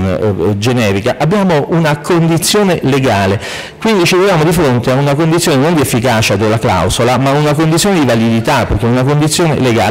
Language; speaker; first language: Italian; native; Italian